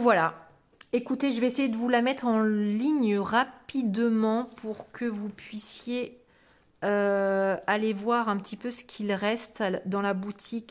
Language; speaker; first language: French; native; French